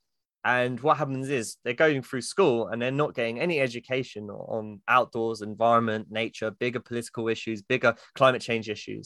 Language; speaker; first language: English; native; English